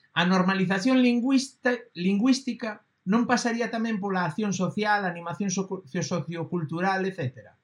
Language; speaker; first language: Galician; non-native, local second language; Spanish